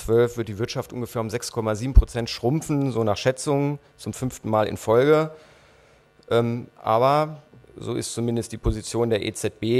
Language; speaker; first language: German; native; German